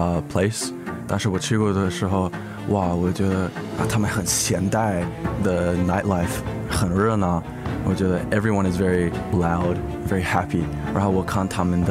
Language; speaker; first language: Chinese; early bilingual, heritage; English